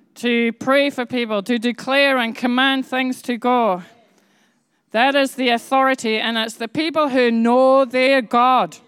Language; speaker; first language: English; native; English